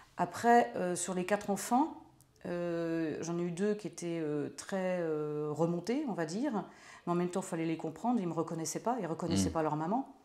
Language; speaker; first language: French; native; French